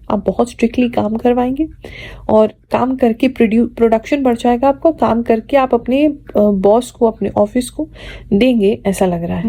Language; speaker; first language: Hindi; native; Hindi